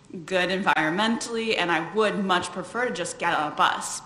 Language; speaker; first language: English; native; English